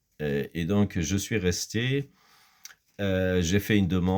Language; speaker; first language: French; non-native, fluent; Kurdish